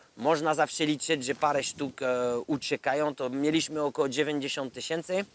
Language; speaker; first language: Polish; non-native, learner; French